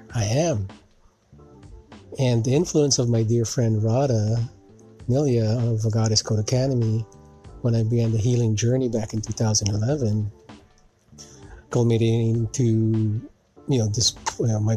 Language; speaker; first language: English; non-native, local second language; Filipino